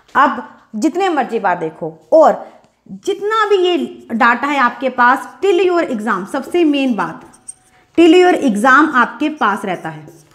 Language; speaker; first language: Hindi; non-native, local second language; Punjabi